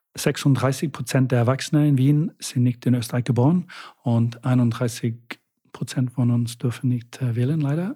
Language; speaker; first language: German; non-native, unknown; English